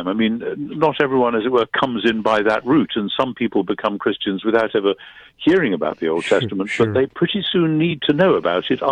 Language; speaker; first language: English; native; English